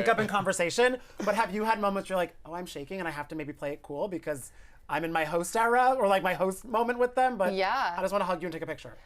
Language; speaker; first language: English; native; English